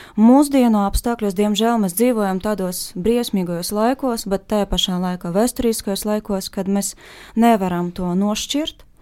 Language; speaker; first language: Latvian; non-native, fluent; Ukrainian